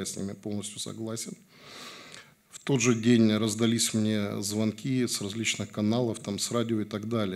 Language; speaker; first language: Russian; native; Russian